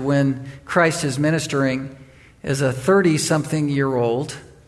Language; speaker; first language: English; native; English